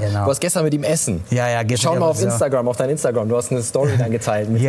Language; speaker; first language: German; native; German